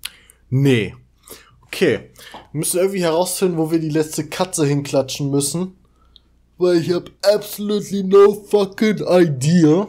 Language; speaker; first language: German; native; German